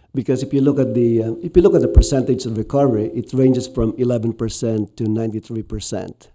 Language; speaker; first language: English; non-native, local second language; Filipino